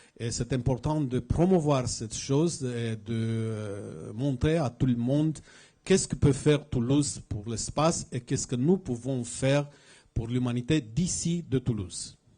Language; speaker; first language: French; non-native, fluent; Romanian